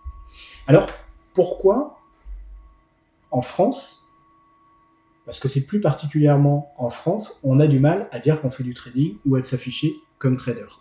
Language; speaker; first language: French; native; French